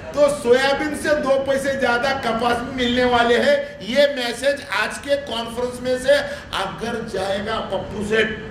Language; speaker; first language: Hindi; non-native, local second language; Marathi